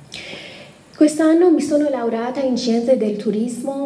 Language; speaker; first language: Italian; non-native, fluent; Persian